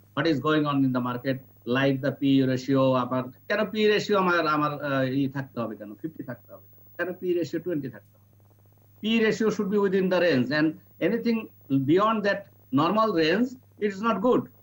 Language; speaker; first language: English; non-native, local second language; Bangla